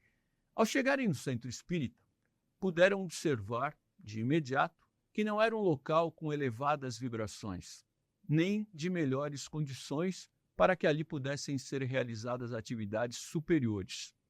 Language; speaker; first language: Portuguese; native; Portuguese